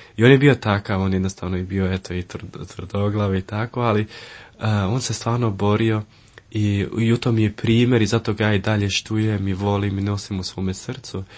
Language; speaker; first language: Croatian; early bilingual, heritage; Croatian